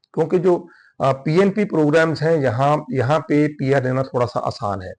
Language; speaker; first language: Hindi; non-native, local second language; Punjabi